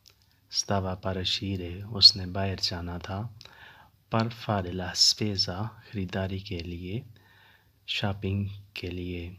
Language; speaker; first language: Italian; non-native, learner; Urdu